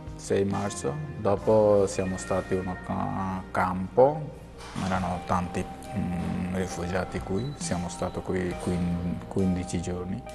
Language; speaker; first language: Italian; non-native, learner; Bangla